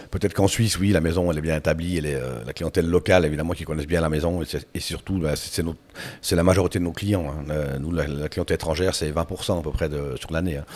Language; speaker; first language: French; native; French